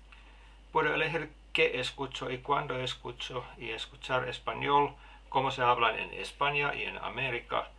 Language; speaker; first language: Spanish; non-native, learner; Finnish